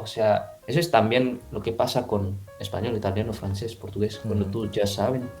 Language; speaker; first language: Spanish; non-native, fluent; Indonesian